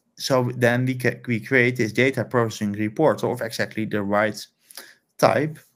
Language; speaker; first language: English; non-native, fluent; Dutch